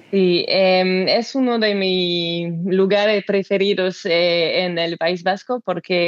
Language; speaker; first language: Spanish; non-native, learner; French